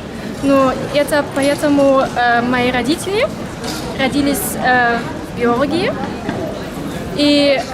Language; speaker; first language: Russian; early bilingual, heritage; German